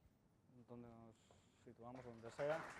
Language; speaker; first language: Spanish; native; Spanish